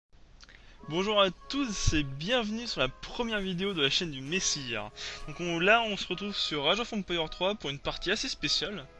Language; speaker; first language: French; native; French